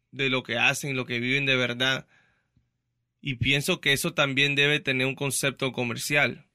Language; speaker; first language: Spanish; early bilingual, heritage; Spanish